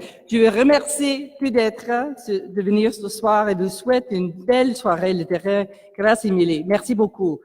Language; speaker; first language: French; non-native, local second language; English